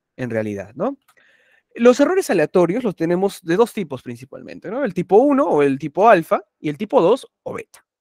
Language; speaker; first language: Spanish; native; Spanish